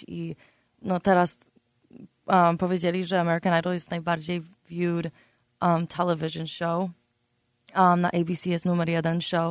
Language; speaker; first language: Polish; early bilingual, heritage; Polish